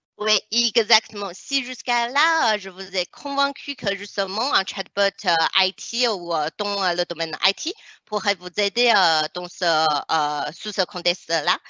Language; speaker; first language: French; non-native, fluent; Chinese